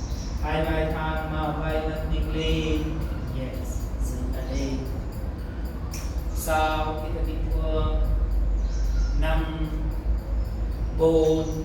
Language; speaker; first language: Vietnamese; non-native, learner; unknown